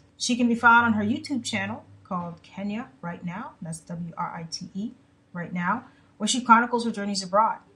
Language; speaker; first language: English; native; English